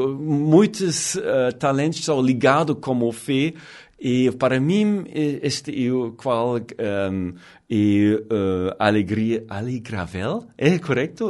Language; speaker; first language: Portuguese; non-native, learner; German